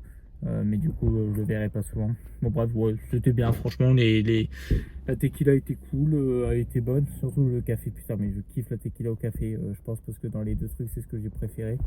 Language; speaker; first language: French; native; French